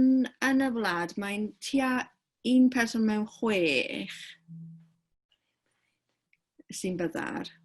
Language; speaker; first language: Welsh; non-native, fluent; English